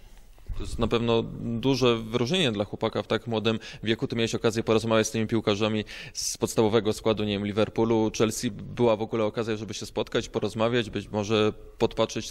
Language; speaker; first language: Polish; native; Polish